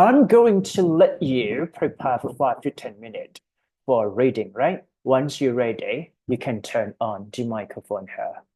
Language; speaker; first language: English; non-native, fluent; Thai